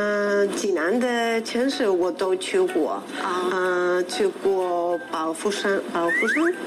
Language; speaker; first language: Chinese; non-native, fluent; Spanish